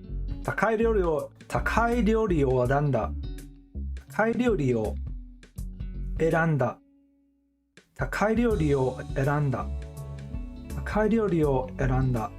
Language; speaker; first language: Japanese; non-native, learner; English